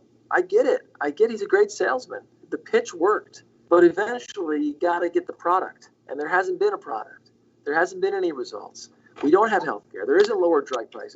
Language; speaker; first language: English; native; English